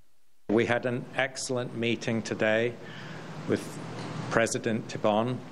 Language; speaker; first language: English; native; English